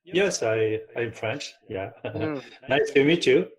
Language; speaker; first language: English; non-native, learner; French